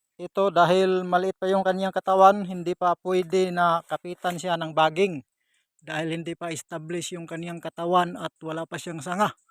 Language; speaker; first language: Filipino; non-native, local second language; Cebuano